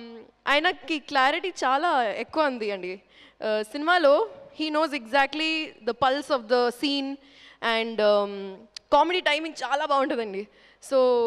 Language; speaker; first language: Telugu; non-native, local second language; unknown